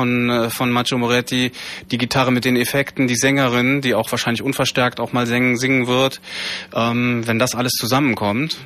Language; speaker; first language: German; native; German